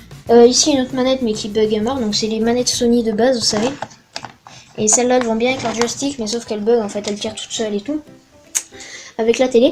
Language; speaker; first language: French; native; French